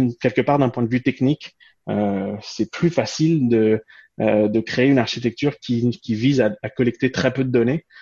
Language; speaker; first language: French; native; French